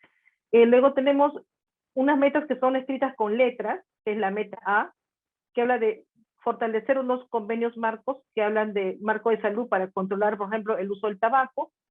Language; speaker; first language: Spanish; native; Spanish